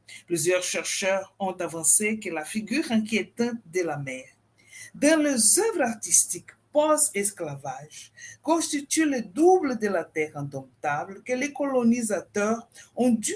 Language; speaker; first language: French; non-native, fluent; Portuguese